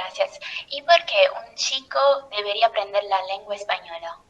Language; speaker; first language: Spanish; non-native, learner; Italian